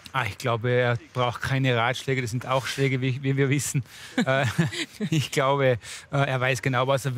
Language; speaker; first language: German; native; German